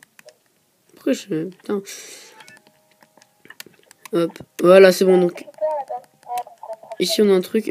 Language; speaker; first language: French; native; French